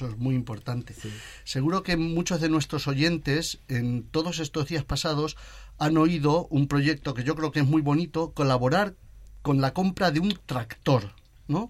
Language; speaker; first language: Spanish; native; Spanish